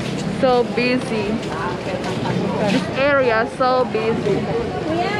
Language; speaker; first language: English; non-native, learner; Indonesian